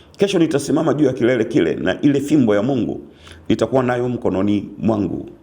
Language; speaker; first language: Swahili; native; Swahili